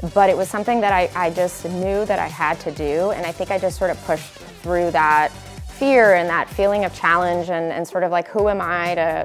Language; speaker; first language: English; early bilingual, other home language; Spanish